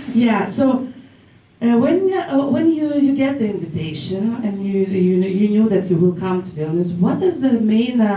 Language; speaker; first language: English; non-native, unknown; Lithuanian